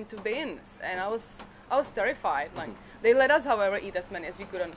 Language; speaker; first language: English; non-native, fluent; Czech